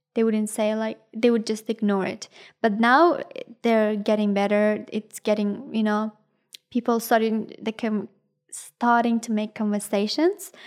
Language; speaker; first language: English; non-native, fluent; Persian